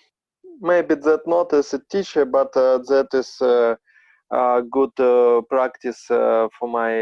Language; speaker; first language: English; non-native, learner; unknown